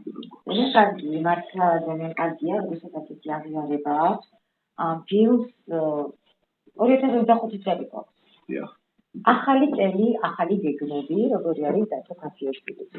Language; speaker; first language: Georgian; native; Georgian